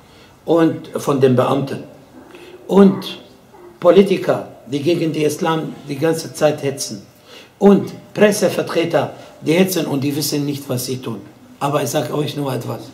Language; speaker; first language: German; non-native, fluent; Arabic